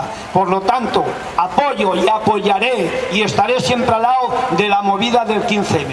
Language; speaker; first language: Spanish; native; Spanish